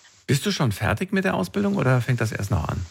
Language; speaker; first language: German; native; German